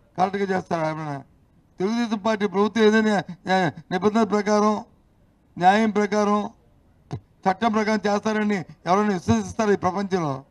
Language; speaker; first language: Telugu; native; Telugu